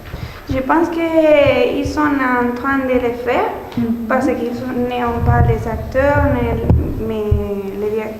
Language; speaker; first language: French; non-native, learner; Spanish